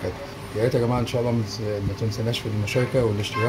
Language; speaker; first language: Arabic; native; Arabic